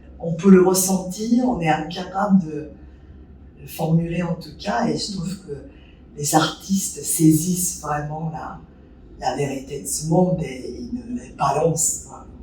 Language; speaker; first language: French; non-native, fluent; Japanese